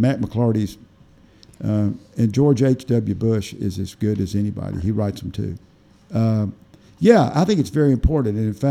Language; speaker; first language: English; native; English